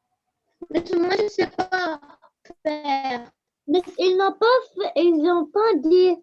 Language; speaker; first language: French; non-native, learner; Arabic